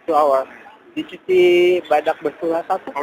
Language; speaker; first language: English; non-native, learner; Indonesian